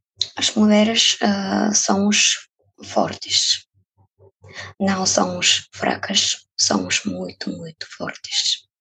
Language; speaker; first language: Portuguese; non-native, fluent; Bulgarian